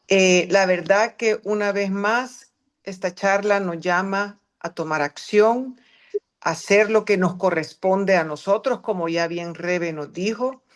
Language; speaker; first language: Spanish; native; Spanish